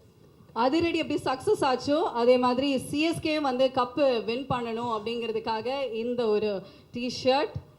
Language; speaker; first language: Tamil; native; Tamil